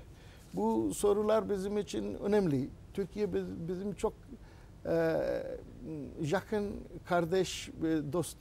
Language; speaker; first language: Turkish; non-native, learner; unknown